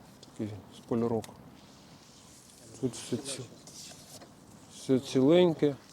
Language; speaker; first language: Ukrainian; native; Ukrainian